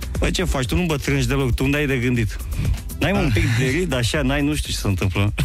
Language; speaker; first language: Romanian; native; Romanian